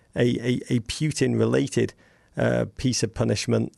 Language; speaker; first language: English; native; English